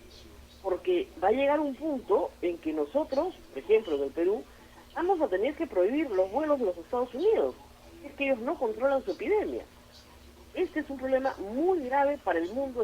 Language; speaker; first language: Spanish; native; Spanish